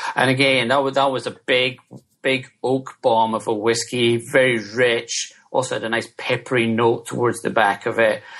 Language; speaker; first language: English; native; English